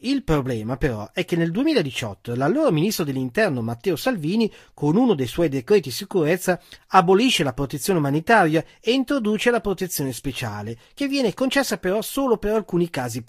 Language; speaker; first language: Italian; native; Italian